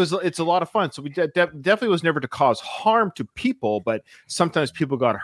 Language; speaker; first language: English; native; English